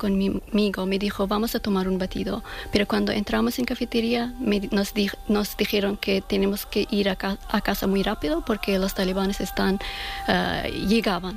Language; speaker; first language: Spanish; non-native, learner; Persian